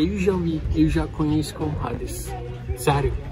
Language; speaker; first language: Portuguese; non-native, learner; Turkish